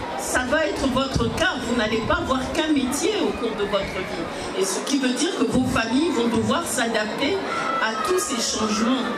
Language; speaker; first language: French; early bilingual, other home language; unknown